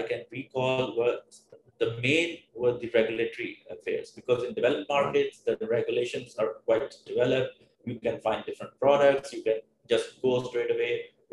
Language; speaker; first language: English; non-native, local second language; Urdu